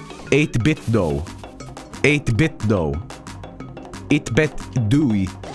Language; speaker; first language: English; non-native, fluent; Swedish